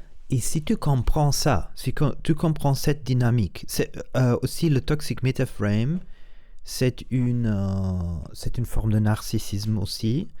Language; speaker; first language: French; non-native, learner; Spanish